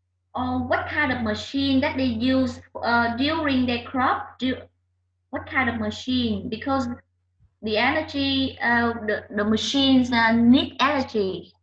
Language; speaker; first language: English; non-native, learner; Vietnamese